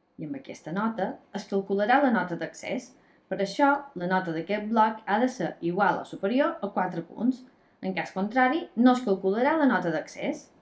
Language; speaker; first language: Catalan; native; Catalan